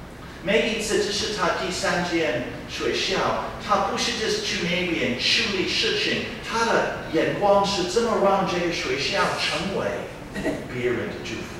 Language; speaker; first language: Chinese; non-native, fluent; English